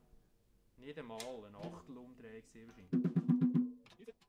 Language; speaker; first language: German; native; German